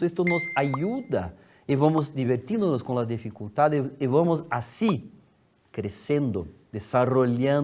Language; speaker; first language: Spanish; non-native, fluent; Portuguese